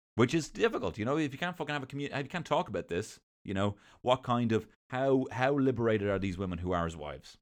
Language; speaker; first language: English; native; English